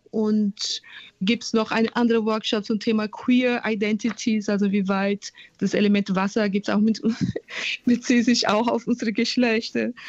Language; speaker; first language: German; non-native, fluent; Portuguese